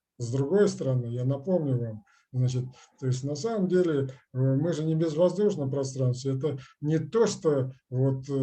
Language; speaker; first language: Russian; native; Russian